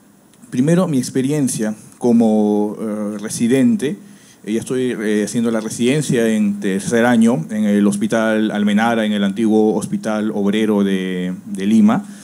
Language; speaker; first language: Spanish; native; Spanish